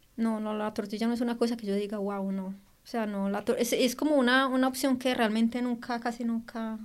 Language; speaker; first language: Spanish; native; Spanish